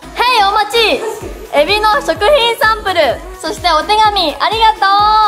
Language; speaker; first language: Japanese; native; Japanese